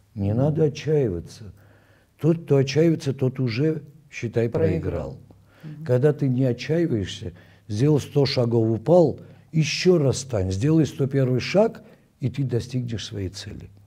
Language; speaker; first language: Russian; non-native, local second language; Armenian